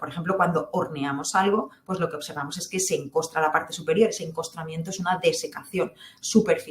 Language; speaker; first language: Spanish; native; Spanish